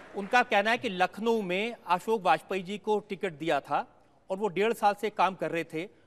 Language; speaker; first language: Hindi; native; Hindi